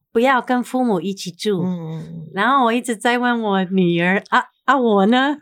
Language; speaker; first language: Chinese; non-native, fluent; English